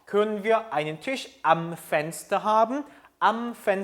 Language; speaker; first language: German; non-native, fluent; Korean